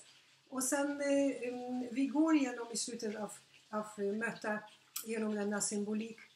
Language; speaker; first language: Swedish; non-native, fluent; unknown